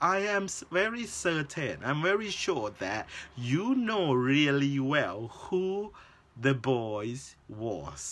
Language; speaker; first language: English; non-native, fluent; Thai